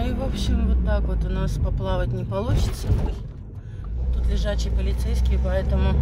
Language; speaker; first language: Russian; native; Russian